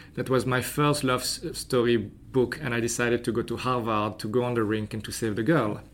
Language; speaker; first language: English; non-native, fluent; French